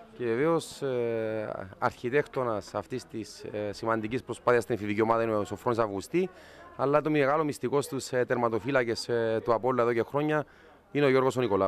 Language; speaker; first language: Greek; native; Greek